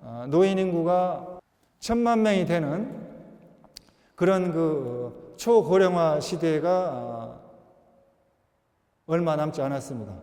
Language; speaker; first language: Korean; native; Korean